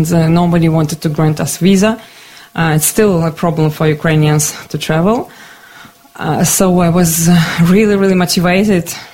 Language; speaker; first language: English; non-native, fluent; Ukrainian